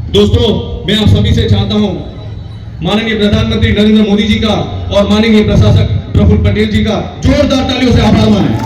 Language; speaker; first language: Hindi; non-native, local second language; Gujarati